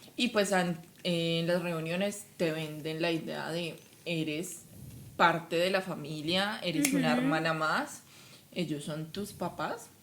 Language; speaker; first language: Spanish; native; Spanish